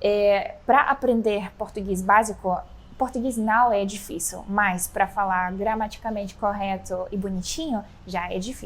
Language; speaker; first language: Portuguese; non-native, fluent; Russian